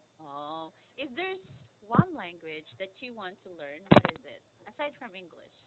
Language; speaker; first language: English; non-native, fluent; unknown